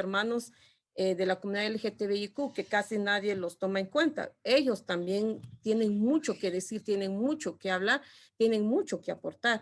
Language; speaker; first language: Spanish; non-native, local second language; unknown